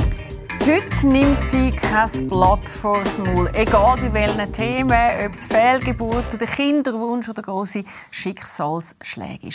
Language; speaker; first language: German; native; German